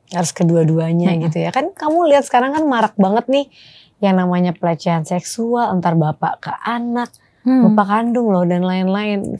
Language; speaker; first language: Indonesian; native; Indonesian